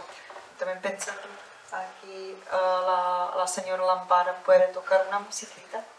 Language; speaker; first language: Spanish; non-native, fluent; Czech